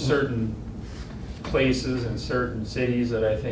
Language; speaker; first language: English; native; English